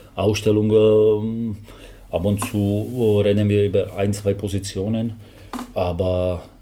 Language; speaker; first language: German; non-native, fluent; Slovak